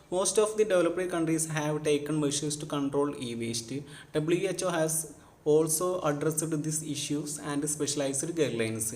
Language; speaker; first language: English; non-native, local second language; Malayalam